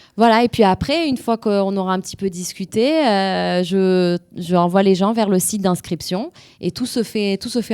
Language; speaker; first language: French; native; French